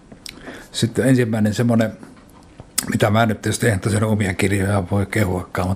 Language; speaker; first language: Finnish; native; Finnish